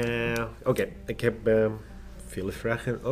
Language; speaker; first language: Dutch; non-native, learner; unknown